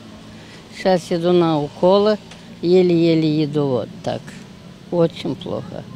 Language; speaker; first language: Russian; non-native, local second language; Romanian